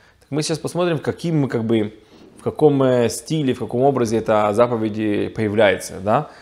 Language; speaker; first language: Russian; early bilingual, heritage; Russian